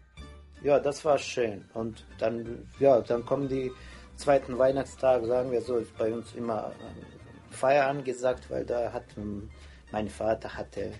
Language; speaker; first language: German; non-native, fluent; Croatian